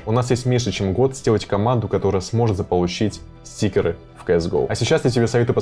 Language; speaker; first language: Russian; native; Russian